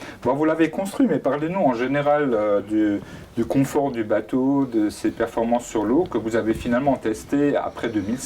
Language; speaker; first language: French; native; French